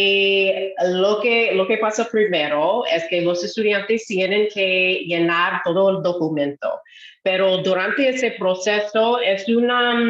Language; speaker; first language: Spanish; non-native, fluent; English